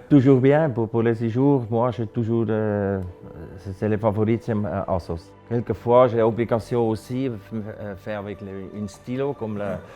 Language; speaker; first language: French; non-native, local second language; German